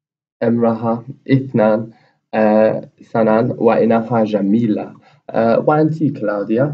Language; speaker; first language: Arabic; non-native, learner; English